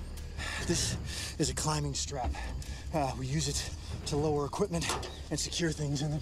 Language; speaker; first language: English; native; English